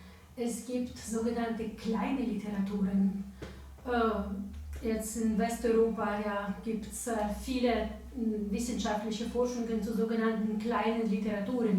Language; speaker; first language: German; non-native, fluent; Ukrainian